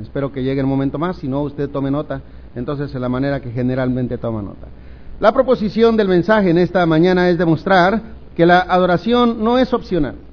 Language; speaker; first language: Spanish; native; Spanish